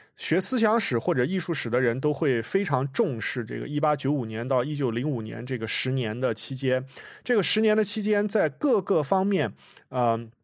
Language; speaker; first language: Chinese; native; Chinese